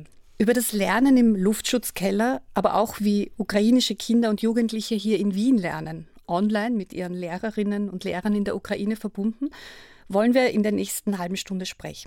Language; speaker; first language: German; native; German